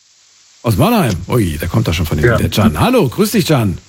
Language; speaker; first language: German; native; German